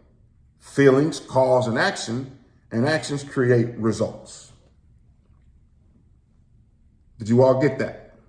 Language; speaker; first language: English; native; English